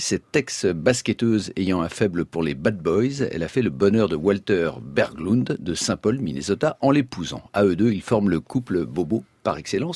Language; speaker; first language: French; native; French